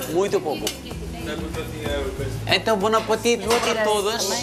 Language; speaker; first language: Portuguese; non-native, fluent; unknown